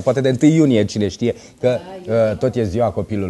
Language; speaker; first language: Romanian; native; Romanian